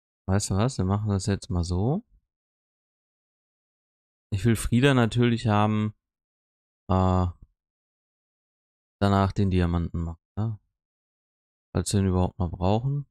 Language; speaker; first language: German; native; German